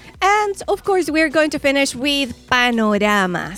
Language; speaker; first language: English; non-native, fluent; Spanish